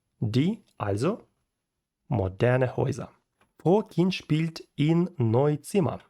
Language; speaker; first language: German; non-native, learner; Ukrainian